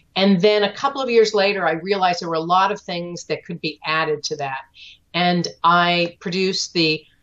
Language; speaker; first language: English; native; English